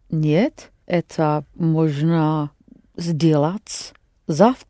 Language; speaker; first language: Russian; non-native, learner; English